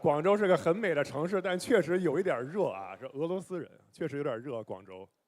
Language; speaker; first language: Chinese; native; Chinese